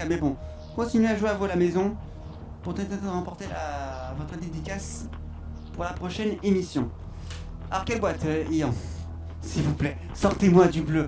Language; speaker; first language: French; native; French